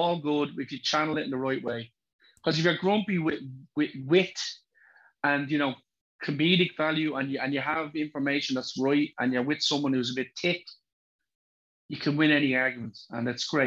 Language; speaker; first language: English; native; English